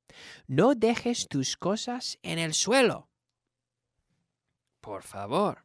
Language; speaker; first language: Spanish; non-native, fluent; English